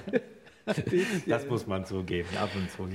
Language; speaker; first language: German; non-native, fluent; Ukrainian